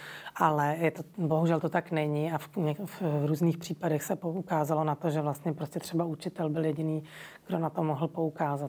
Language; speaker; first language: Czech; native; Czech